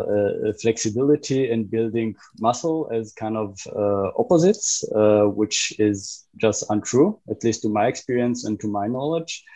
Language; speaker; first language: English; non-native, fluent; Hebrew